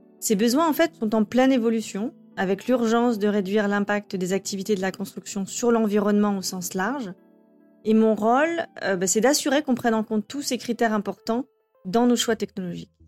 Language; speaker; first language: French; native; French